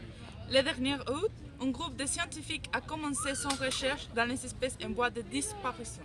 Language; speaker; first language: French; non-native, learner; Spanish